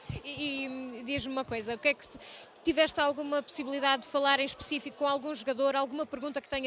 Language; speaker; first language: Portuguese; native; Portuguese